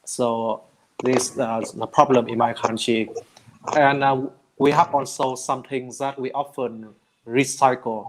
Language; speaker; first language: English; non-native, learner; Vietnamese